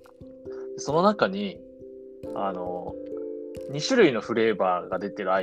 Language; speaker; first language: Japanese; native; Japanese